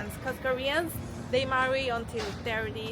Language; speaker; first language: English; non-native, fluent; Spanish